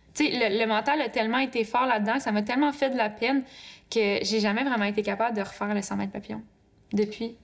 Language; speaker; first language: French; native; French